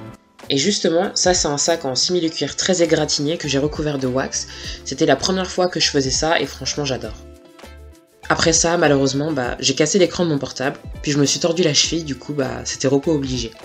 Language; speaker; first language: French; native; French